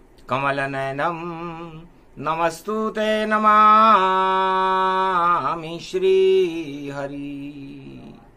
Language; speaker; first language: Hindi; native; Hindi